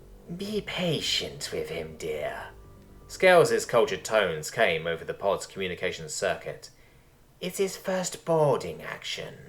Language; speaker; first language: English; native; English